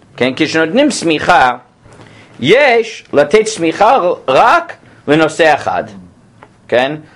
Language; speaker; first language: Hebrew; non-native, fluent; English